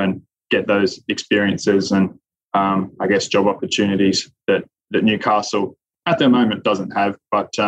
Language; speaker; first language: English; native; English